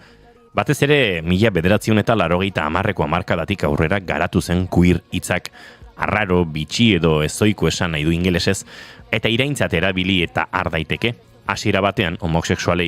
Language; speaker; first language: Basque; native; Basque